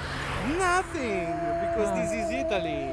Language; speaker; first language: English; non-native, learner; Italian